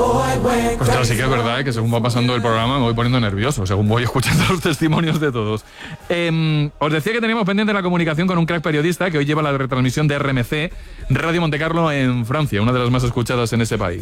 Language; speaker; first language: Spanish; native; Spanish